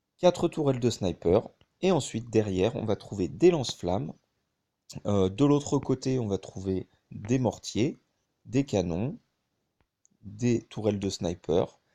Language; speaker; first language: French; native; French